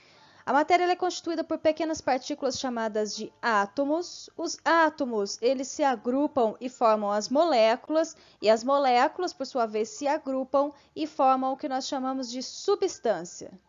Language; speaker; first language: Portuguese; native; Portuguese